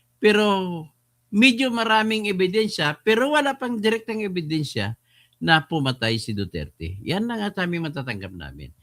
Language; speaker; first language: Filipino; non-native, local second language; Hiligaynon